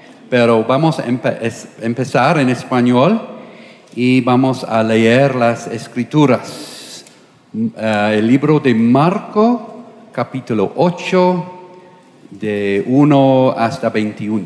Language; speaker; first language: Spanish; non-native, learner; English